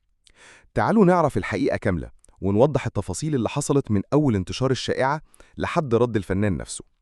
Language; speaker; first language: Arabic; native; Arabic